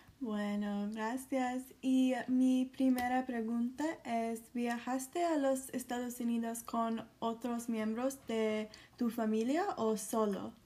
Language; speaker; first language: Spanish; non-native, learner; English